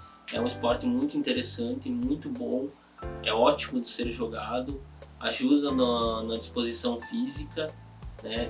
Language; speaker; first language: Portuguese; native; Portuguese